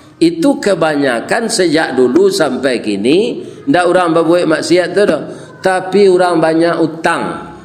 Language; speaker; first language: Malay; non-native, local second language; Minangkabau